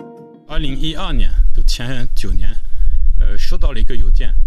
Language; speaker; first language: Chinese; non-native, fluent; French